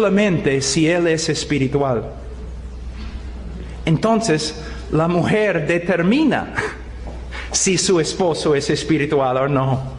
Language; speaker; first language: Spanish; non-native, fluent; English